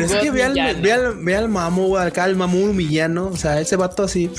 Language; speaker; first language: Spanish; native; Spanish